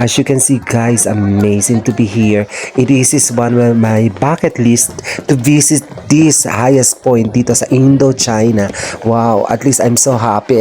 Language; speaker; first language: English; non-native, local second language; Filipino